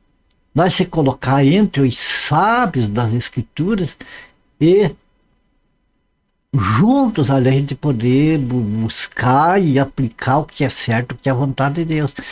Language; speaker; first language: Portuguese; native; Portuguese